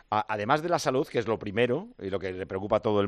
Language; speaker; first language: Spanish; native; Spanish